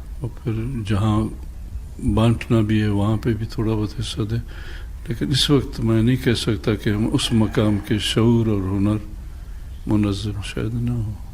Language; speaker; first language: Urdu; non-native, local second language; Baluchi